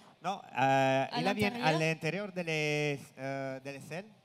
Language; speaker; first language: French; non-native, learner; Italian